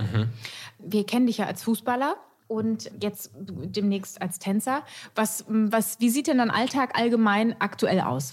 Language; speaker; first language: German; native; German